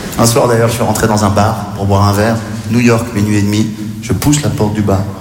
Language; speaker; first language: French; native; French